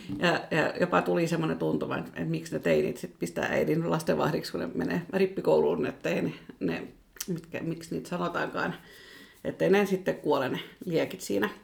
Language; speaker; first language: Finnish; non-native, local second language; Swedish